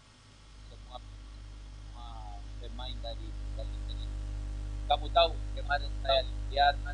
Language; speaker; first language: Indonesian; non-native, learner; Spanish